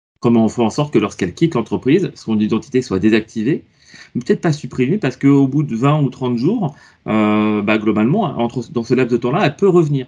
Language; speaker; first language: French; native; French